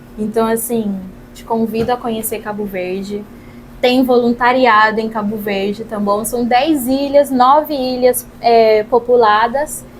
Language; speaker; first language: Portuguese; non-native, local second language; Kabuverdianu